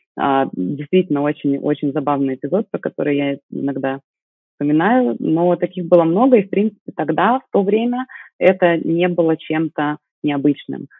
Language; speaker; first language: Russian; native; Russian